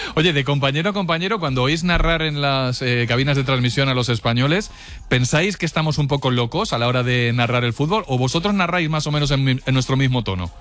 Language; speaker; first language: Spanish; native; Spanish